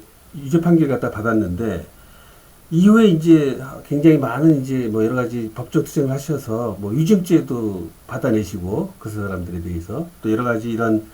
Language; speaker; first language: Korean; native; Korean